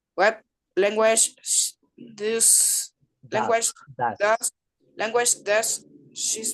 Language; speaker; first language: English; non-native, learner; Spanish